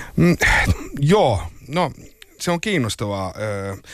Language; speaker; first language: Finnish; native; Finnish